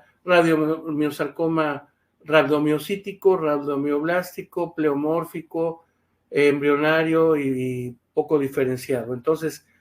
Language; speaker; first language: Spanish; native; Spanish